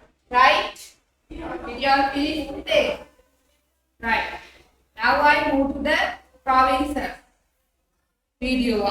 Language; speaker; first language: English; non-native, local second language; Sinhala